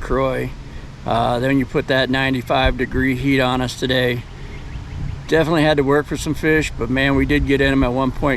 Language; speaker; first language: English; native; English